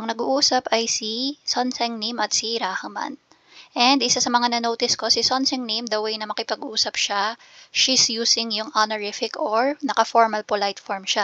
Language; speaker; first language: Filipino; native; Filipino